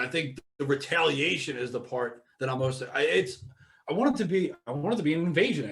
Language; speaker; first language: English; native; English